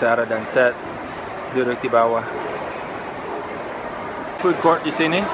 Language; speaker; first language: Indonesian; non-native, fluent; English